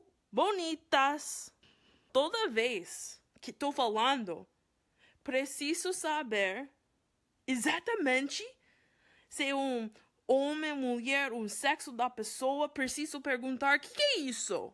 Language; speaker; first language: Portuguese; non-native, fluent; English